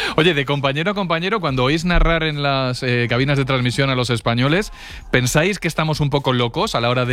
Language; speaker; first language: Spanish; native; Spanish